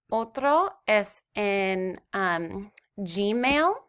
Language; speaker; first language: Spanish; non-native, learner; English